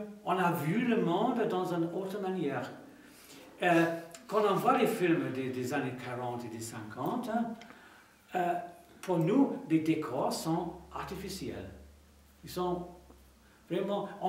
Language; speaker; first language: French; non-native, fluent; English